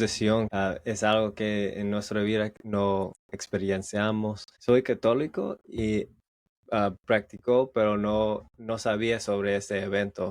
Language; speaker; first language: Spanish; non-native, learner; English